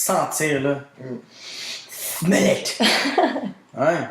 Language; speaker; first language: French; native; French